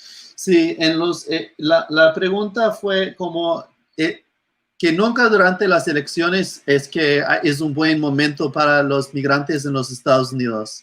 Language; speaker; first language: Spanish; non-native, fluent; English